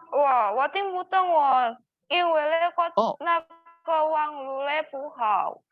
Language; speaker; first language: Chinese; non-native, learner; Indonesian